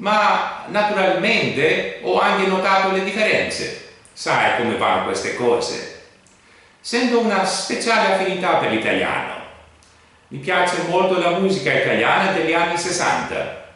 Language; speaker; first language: Italian; non-native, fluent; Greek